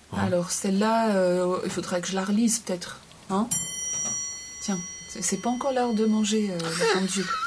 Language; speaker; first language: French; native; French